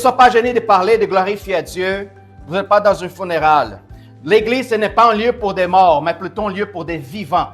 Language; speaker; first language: French; native; French